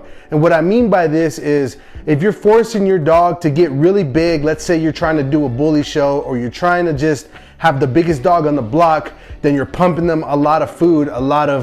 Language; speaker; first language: English; native; English